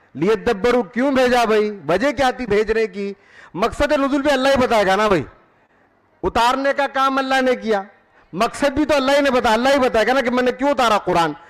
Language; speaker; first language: Urdu; native; Urdu